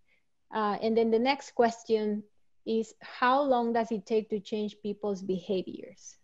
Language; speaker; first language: English; non-native, fluent; Spanish